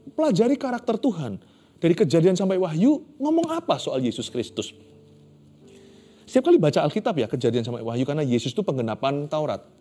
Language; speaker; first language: Indonesian; native; Indonesian